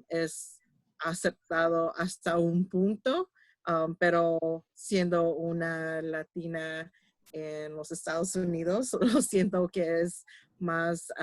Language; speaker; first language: Spanish; early bilingual, heritage; Spanish